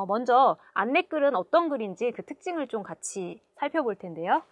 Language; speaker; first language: Korean; native; Korean